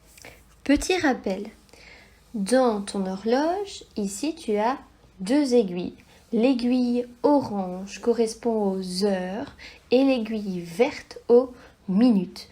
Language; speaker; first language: French; native; French